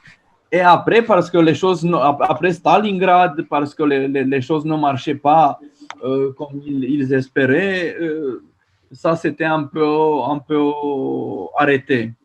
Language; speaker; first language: French; non-native, fluent; Romanian